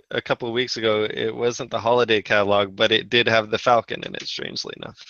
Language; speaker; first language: English; native; English